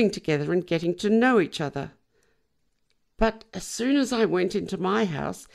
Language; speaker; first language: English; non-native, local second language; Yiddish